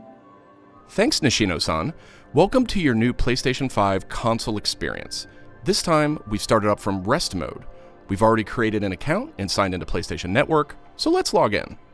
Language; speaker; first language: English; native; English